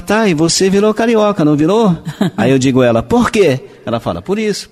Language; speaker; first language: Portuguese; native; Portuguese